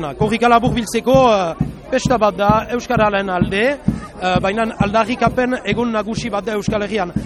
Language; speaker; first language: Basque; non-native, local second language; French